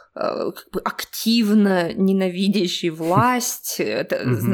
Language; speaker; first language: Russian; native; Russian